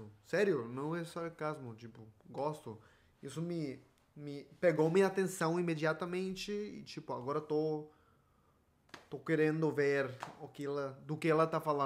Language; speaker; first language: Portuguese; non-native, fluent; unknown